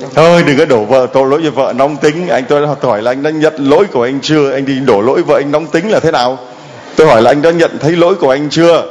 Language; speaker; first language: Vietnamese; native; Vietnamese